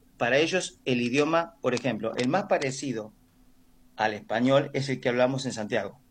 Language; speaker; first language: Spanish; native; Spanish